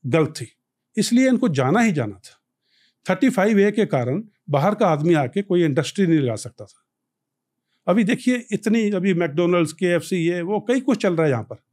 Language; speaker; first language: Hindi; non-native, local second language; Punjabi